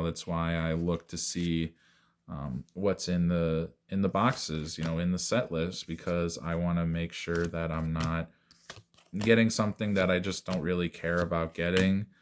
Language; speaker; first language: English; native; English